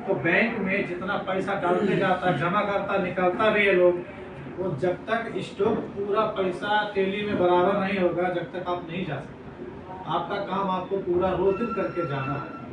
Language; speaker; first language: Hindi; non-native, learner; Nepali